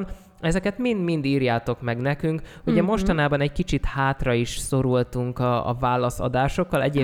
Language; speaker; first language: Hungarian; native; Hungarian